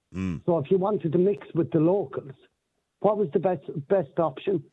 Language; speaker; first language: English; native; English